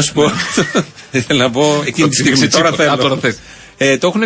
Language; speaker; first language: Greek; native; Greek